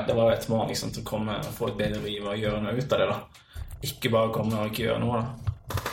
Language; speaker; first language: Norwegian; early bilingual, other home language; Bosnian